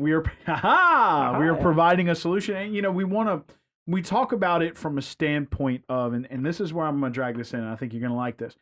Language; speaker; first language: English; native; English